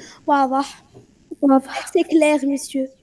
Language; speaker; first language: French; non-native, learner; Arabic